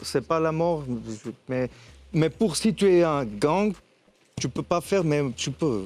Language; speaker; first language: French; non-native, fluent; Armenian